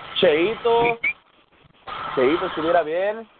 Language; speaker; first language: Spanish; early bilingual, heritage; Spanish